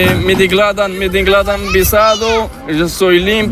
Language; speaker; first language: Spanish; non-native, learner; Arabic